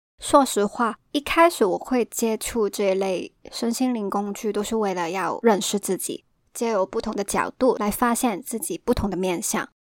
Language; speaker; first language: Chinese; non-native, local second language; Cantonese